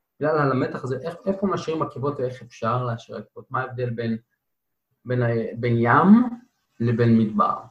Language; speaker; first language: Hebrew; native; Hebrew